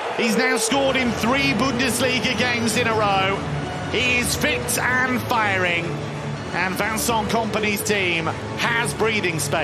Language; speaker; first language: English; native; English